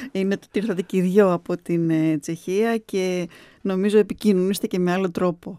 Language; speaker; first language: Greek; native; Greek